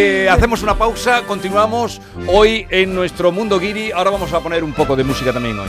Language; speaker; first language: Spanish; native; Spanish